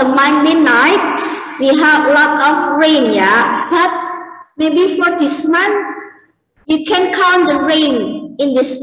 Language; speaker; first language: English; non-native, learner; Indonesian